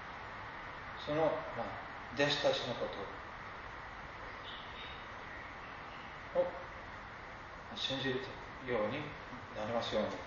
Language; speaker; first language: Japanese; non-native, fluent; English